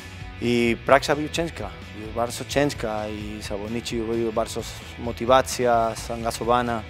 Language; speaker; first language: Polish; non-native, learner; Spanish